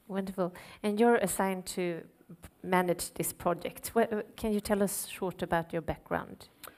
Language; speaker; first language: English; non-native, fluent; Swedish